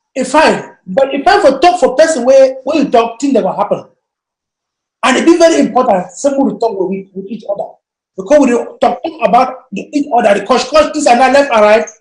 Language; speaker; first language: Nigerian Pidgin; native; Nigerian Pidgin